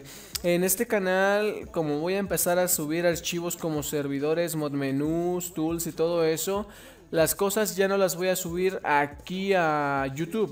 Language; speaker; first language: Spanish; native; Spanish